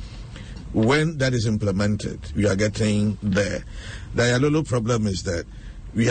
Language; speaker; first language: English; non-native, local second language; Akan